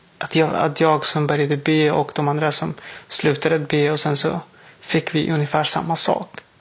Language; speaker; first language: Swedish; non-native, fluent; Persian